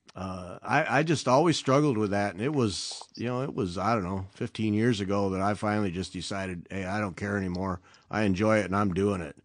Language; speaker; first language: English; native; English